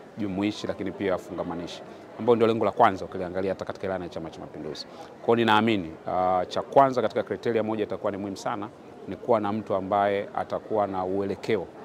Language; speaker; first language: Swahili; native; Swahili